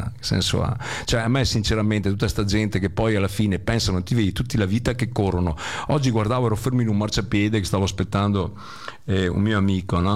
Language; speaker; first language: Italian; native; Italian